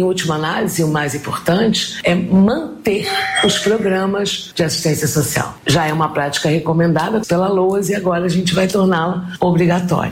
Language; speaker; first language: Portuguese; native; Portuguese